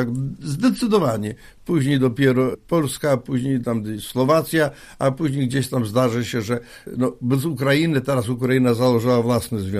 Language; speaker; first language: Polish; native; Polish